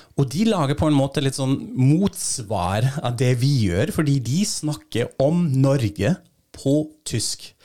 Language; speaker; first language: Norwegian; non-native, fluent; German